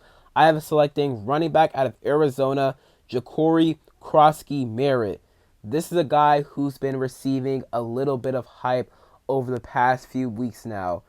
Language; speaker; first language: English; native; English